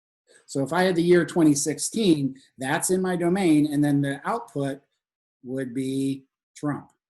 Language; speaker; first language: English; native; English